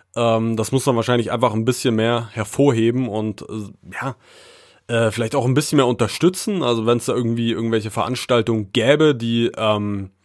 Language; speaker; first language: German; native; German